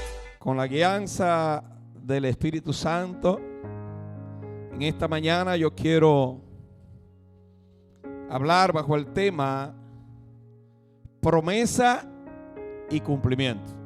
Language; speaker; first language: Spanish; native; Spanish